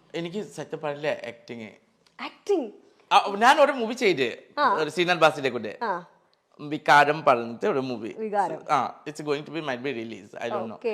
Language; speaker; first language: Malayalam; non-native, learner; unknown